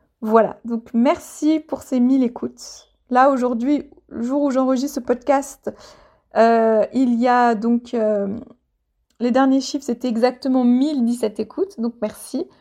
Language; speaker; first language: French; native; French